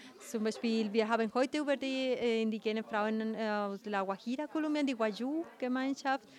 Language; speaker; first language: German; non-native, fluent; Spanish